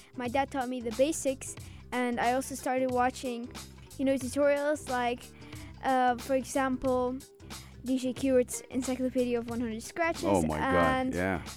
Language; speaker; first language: English; early bilingual, other home language; Azerbaijani